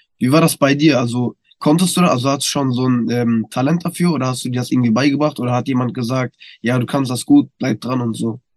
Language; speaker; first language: German; early bilingual, other home language; Turkish